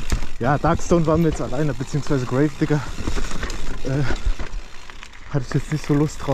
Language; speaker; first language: German; native; German